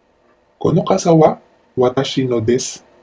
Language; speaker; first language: Japanese; non-native, learner; Filipino